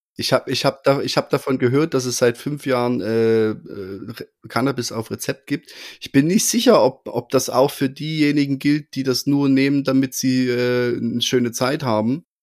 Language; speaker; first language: German; native; German